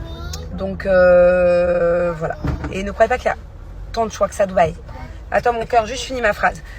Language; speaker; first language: French; native; French